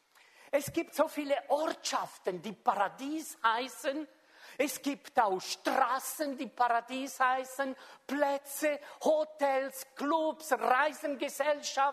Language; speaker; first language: German; non-native, fluent; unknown